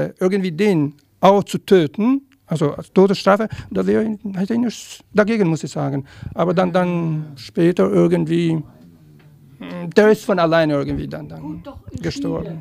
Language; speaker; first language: German; non-native, fluent; Serbian